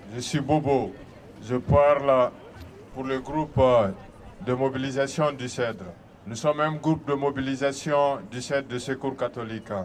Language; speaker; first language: French; non-native, local second language; Fula